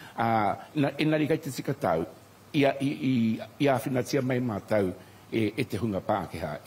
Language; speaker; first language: Māori; native; Māori